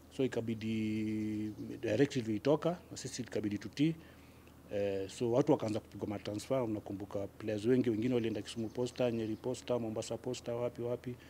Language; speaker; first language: Swahili; native; Swahili